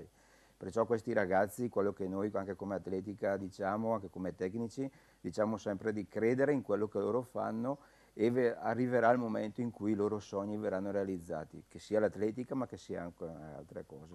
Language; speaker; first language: Italian; native; Italian